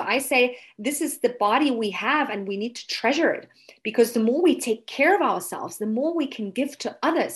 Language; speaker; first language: English; non-native, fluent; German